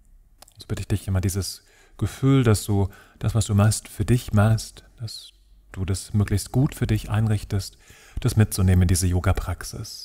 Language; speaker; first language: German; native; German